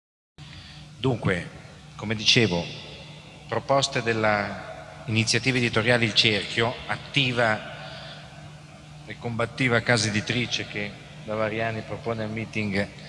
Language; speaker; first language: Italian; native; Italian